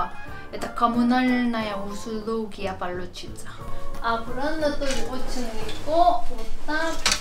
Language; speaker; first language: Russian; non-native, fluent; Korean